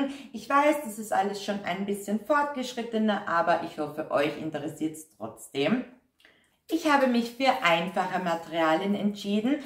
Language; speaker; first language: German; native; German